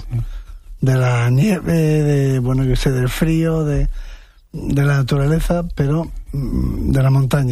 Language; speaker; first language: Spanish; native; Spanish